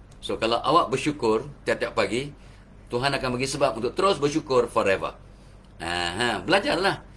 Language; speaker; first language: Malay; native; Malay